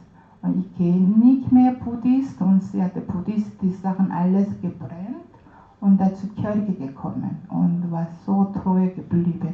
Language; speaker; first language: German; non-native, learner; Korean